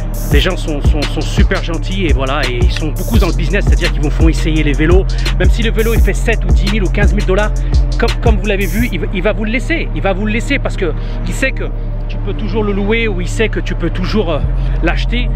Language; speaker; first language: French; native; French